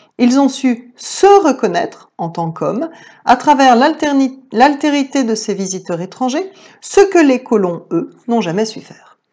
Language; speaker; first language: French; native; French